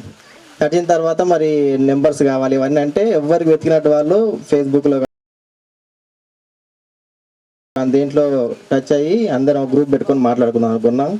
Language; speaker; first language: Telugu; native; Telugu